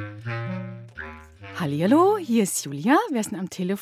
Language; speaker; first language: German; native; German